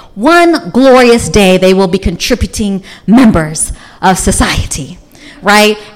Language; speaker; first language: English; native; English